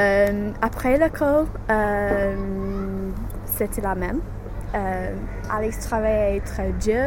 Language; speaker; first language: French; non-native, learner; English